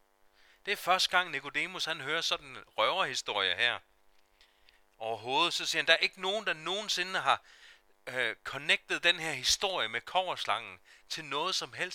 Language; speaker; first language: Danish; native; Danish